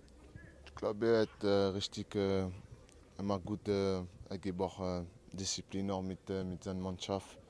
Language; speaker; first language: German; non-native, learner; French